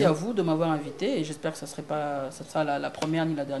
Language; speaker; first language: French; non-native, local second language; Lingala